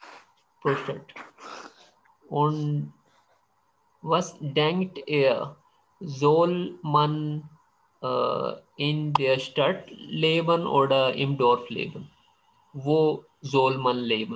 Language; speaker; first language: German; non-native, fluent; Urdu